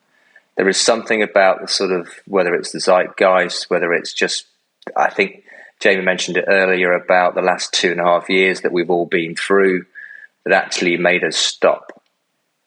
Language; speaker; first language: English; native; English